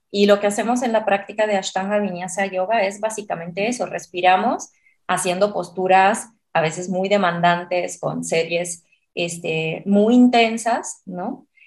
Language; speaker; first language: Spanish; non-native, fluent; Italian